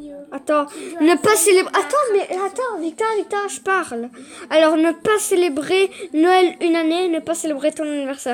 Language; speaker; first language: French; native; French